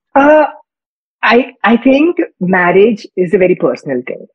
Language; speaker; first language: English; non-native, local second language; Kannada